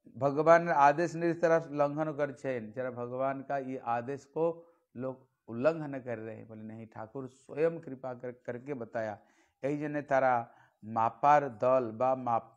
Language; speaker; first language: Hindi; non-native, local second language; Bangla